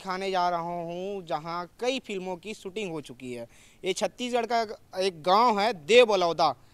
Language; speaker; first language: Hindi; native; Hindi